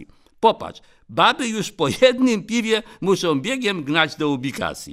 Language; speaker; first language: Polish; native; Polish